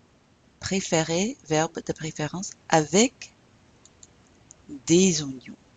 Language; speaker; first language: French; non-native, fluent; English